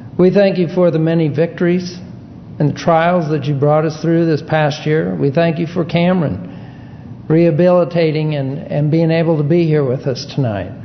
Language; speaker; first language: English; native; English